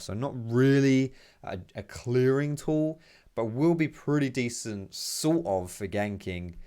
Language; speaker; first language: English; native; English